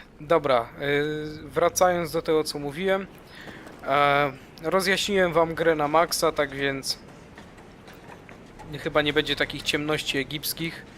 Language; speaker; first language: Polish; native; Polish